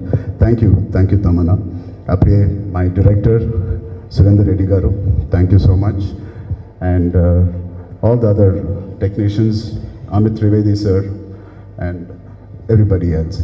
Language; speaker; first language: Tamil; non-native, learner; Telugu